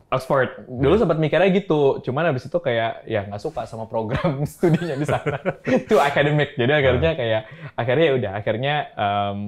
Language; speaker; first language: Indonesian; native; Indonesian